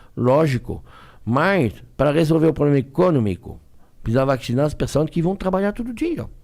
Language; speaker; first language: Portuguese; non-native, fluent; French